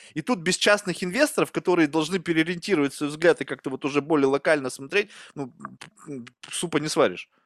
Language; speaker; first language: Russian; native; Russian